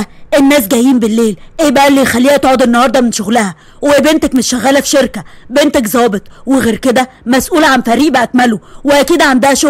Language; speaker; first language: Arabic; native; Arabic